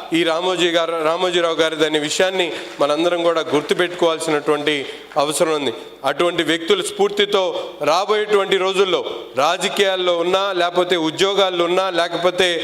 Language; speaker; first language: Telugu; non-native, local second language; Urdu